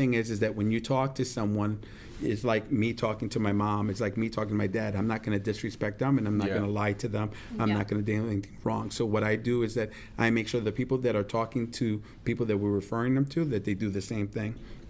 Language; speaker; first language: English; native; English